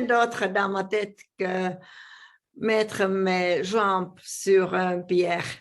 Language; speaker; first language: French; non-native, fluent; Portuguese